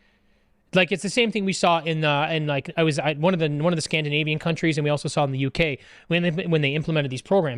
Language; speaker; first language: English; native; English